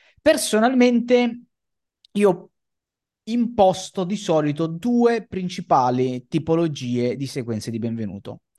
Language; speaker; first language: Italian; native; Italian